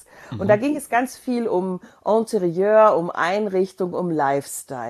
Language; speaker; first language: German; native; German